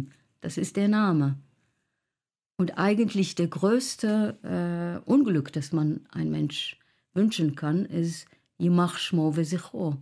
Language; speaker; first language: German; non-native, fluent; Arabic